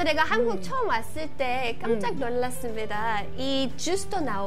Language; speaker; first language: Korean; non-native, learner; English